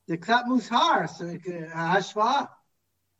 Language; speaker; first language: Hebrew; non-native, fluent; English